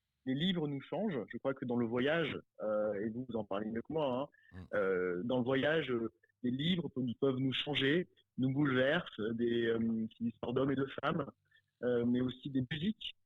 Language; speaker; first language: French; native; French